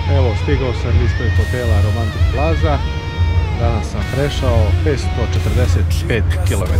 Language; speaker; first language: Croatian; native; Croatian